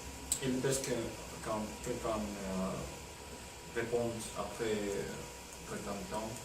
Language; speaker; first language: French; non-native, learner; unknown